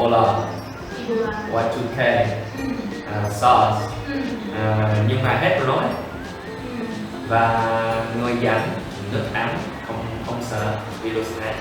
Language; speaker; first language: Vietnamese; non-native, learner; English